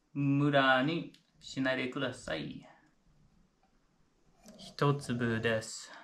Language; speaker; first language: Japanese; non-native, fluent; English